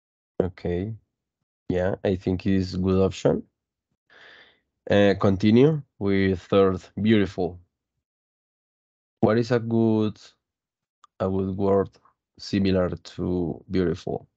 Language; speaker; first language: English; non-native, fluent; Spanish